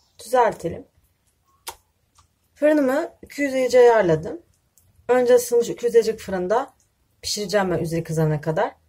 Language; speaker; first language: Turkish; native; Turkish